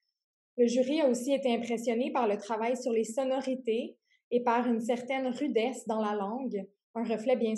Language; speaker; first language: French; native; French